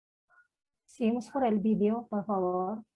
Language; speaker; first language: Spanish; non-native, fluent; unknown